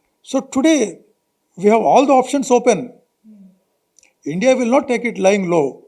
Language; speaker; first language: English; non-native, local second language; Telugu